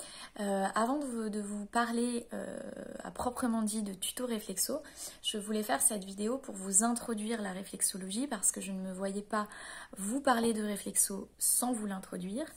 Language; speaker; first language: French; native; French